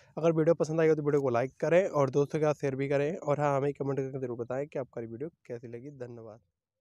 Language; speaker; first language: Hindi; native; Hindi